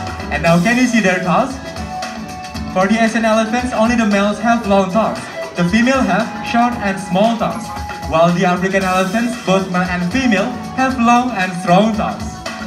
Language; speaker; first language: English; non-native, fluent; Indonesian